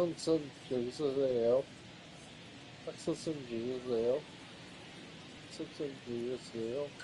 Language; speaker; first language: Korean; non-native, learner; English